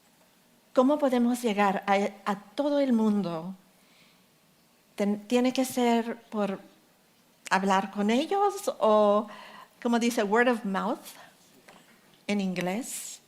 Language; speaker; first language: Spanish; early bilingual, heritage; Spanish